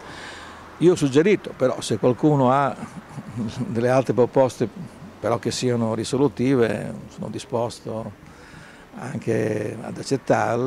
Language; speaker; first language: Italian; native; Italian